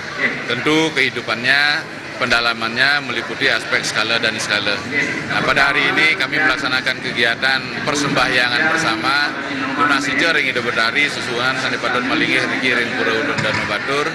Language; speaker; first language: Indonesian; non-native, local second language; Balinese